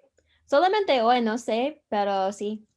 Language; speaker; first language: Spanish; non-native, learner; English